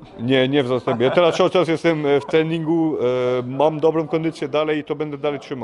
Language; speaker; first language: Polish; early bilingual, heritage; Polish